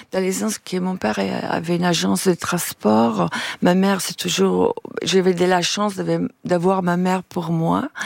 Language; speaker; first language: French; non-native, fluent; Italian